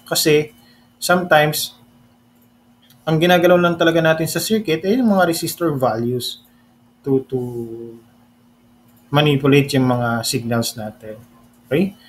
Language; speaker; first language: Filipino; native; Filipino